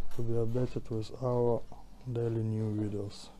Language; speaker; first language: English; non-native, fluent; Ukrainian